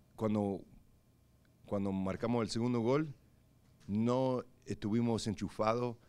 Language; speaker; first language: Spanish; early bilingual, heritage; Spanish